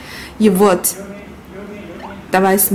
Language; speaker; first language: Russian; non-native, learner; Chinese